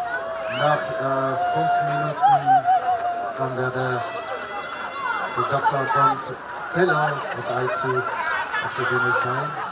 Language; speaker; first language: German; non-native, learner; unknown